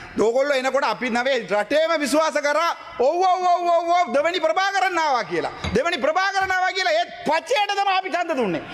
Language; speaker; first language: Sinhala; non-native, local second language; Tamil